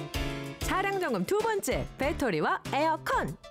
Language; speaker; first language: Korean; native; Korean